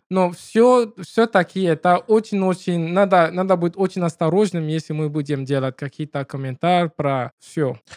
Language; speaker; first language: Russian; non-native, learner; English